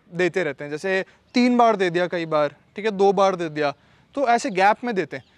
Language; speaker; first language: Hindi; native; Hindi